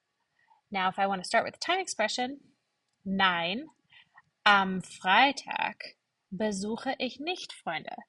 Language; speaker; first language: German; non-native, fluent; English